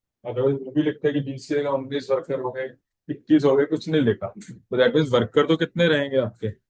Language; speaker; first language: Hindi; native; Hindi